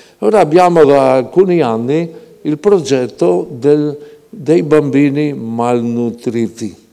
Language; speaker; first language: Italian; native; Italian